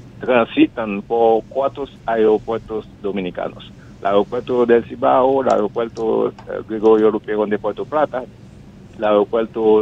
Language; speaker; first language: Spanish; non-native, fluent; Haitian Creole